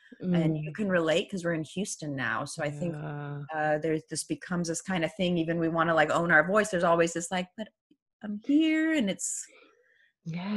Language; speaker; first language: English; non-native, fluent; Persian